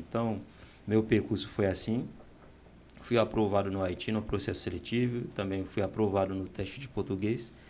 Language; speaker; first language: Portuguese; non-native, fluent; Haitian Creole